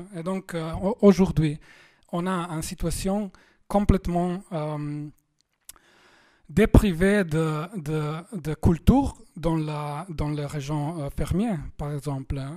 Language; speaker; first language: French; non-native, fluent; Slovenian